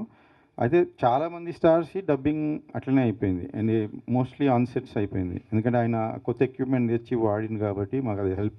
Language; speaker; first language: Telugu; native; Telugu